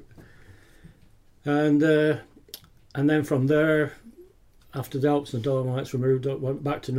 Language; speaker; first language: English; native; English